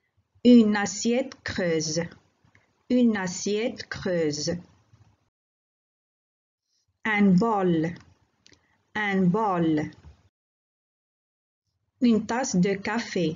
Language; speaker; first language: French; non-native, local second language; Arabic